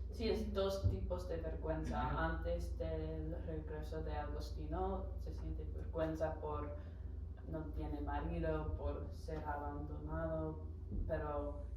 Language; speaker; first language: Spanish; non-native, learner; English